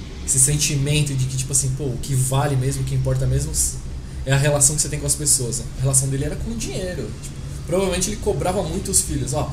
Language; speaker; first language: Portuguese; native; Portuguese